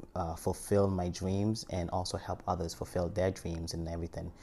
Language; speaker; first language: English; early bilingual, other home language; Haitian Creole